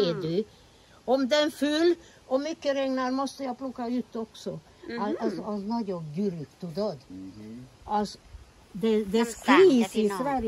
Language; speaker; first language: Swedish; non-native, learner; Thai